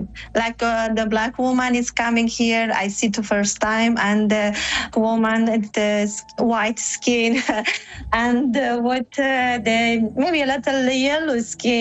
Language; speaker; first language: English; non-native, learner; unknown